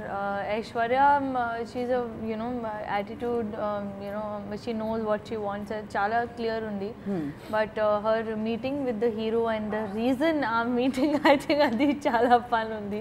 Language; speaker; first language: Telugu; non-native, learner; Hindi